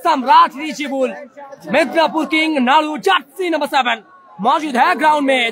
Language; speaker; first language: Hindi; non-native, local second language; Bangla